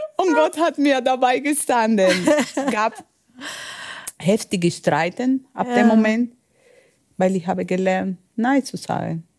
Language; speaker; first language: German; non-native, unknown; Spanish